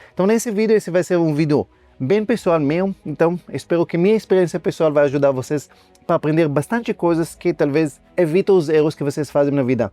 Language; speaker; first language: Portuguese; non-native, fluent; Hebrew